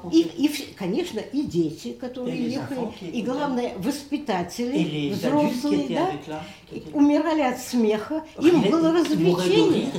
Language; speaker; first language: Russian; native; Russian